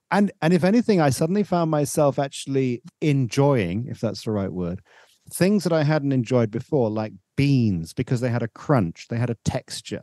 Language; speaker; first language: English; native; English